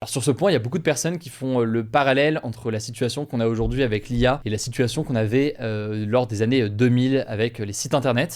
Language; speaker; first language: French; native; French